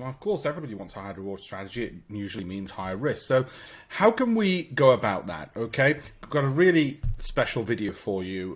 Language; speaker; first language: English; native; English